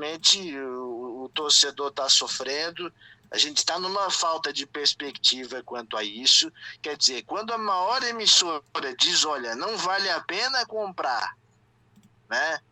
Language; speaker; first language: Portuguese; native; Portuguese